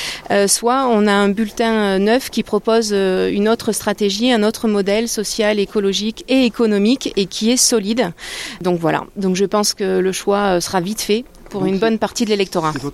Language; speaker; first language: French; native; French